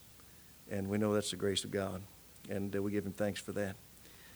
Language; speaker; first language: English; native; English